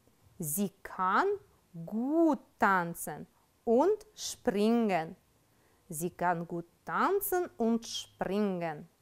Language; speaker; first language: German; non-native, fluent; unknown